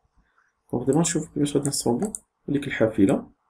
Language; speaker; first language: Arabic; native; Arabic